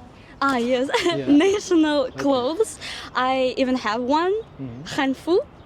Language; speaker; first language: English; non-native, fluent; Russian